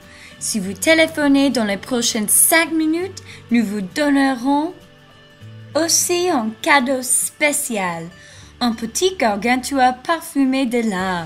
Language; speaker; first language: French; non-native, learner; English